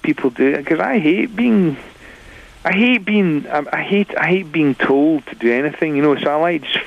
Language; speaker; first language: English; native; English